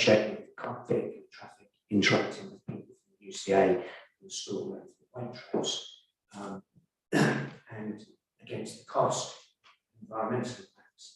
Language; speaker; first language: English; native; English